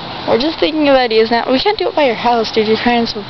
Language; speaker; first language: English; native; English